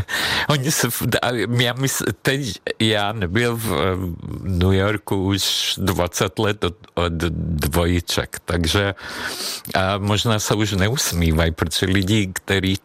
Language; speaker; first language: Czech; non-native, fluent; Hungarian